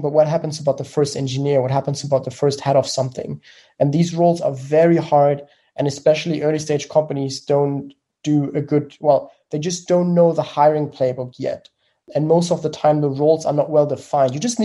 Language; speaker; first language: English; non-native, fluent; German